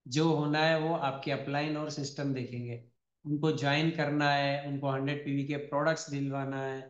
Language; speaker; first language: Hindi; non-native, local second language; Telugu